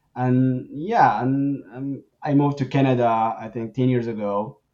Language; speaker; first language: English; non-native, fluent; Arabic